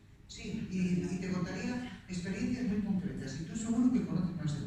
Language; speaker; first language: Spanish; native; Spanish